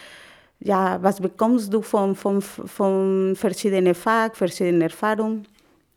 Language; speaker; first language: German; non-native, learner; Spanish